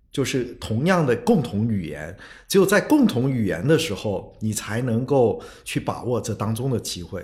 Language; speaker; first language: Chinese; native; Chinese